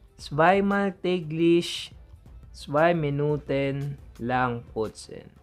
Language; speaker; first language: German; non-native, learner; Filipino